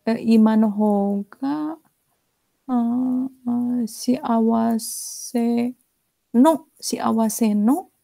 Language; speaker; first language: Japanese; non-native, fluent; Indonesian